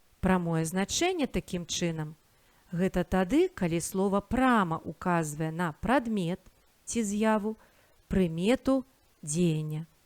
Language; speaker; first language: Belarusian; native; Belarusian